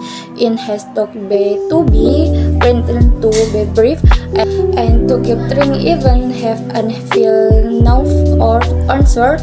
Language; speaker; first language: English; non-native, learner; Indonesian